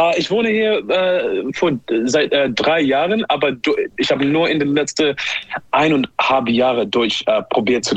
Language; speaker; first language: German; non-native, learner; English